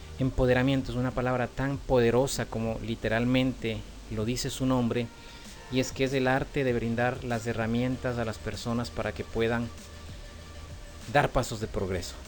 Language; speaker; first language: Spanish; native; Spanish